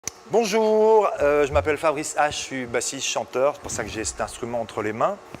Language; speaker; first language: French; native; French